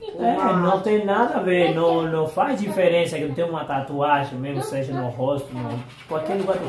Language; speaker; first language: Portuguese; non-native, fluent; Spanish